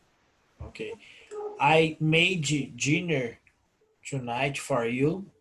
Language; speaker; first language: English; non-native, learner; Portuguese